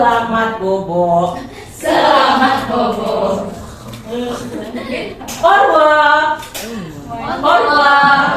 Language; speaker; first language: French; non-native, fluent; Indonesian